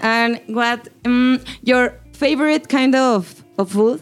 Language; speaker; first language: English; non-native, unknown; Spanish